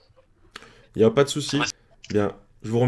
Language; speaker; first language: French; native; French